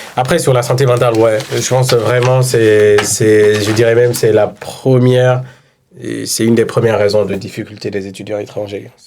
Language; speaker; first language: French; non-native, local second language; Wolof